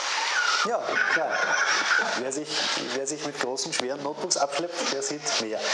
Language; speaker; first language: German; native; German